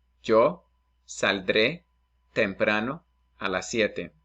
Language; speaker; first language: Spanish; non-native, fluent; English